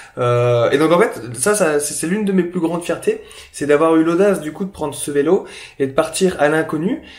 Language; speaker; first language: French; native; French